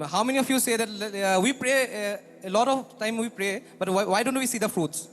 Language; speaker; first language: English; non-native, local second language; Assamese